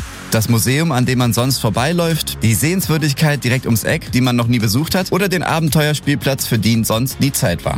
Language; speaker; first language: German; native; German